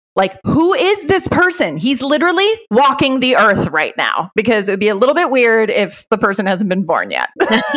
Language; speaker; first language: English; native; English